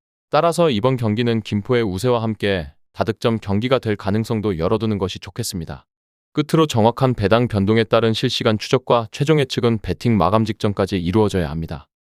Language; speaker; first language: Korean; native; Korean